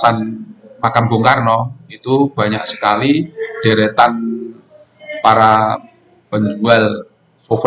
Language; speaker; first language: Indonesian; non-native, local second language; Javanese